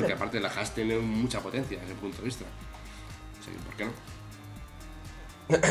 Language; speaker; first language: Spanish; native; Spanish